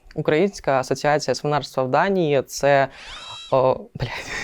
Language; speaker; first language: Ukrainian; non-native, local second language; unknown